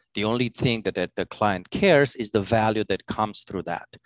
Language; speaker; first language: English; non-native, fluent; Romanian